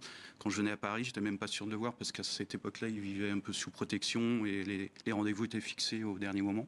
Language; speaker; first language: French; native; French